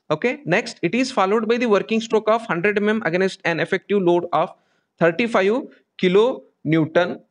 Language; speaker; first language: English; non-native, local second language; Kannada